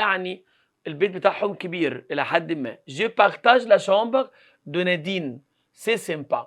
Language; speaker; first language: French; non-native, fluent; Arabic